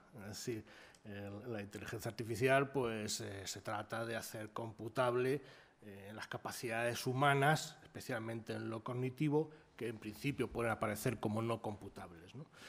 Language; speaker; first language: Spanish; native; Spanish